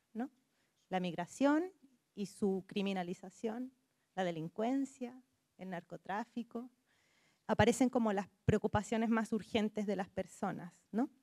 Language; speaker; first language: Spanish; native; Spanish